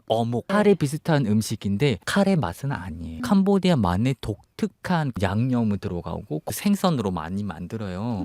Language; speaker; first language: Korean; non-native, fluent; Khmer